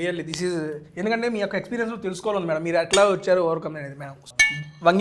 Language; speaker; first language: Telugu; native; Telugu